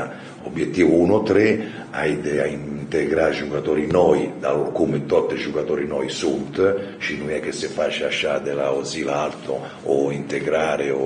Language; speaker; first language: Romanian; non-native, fluent; Italian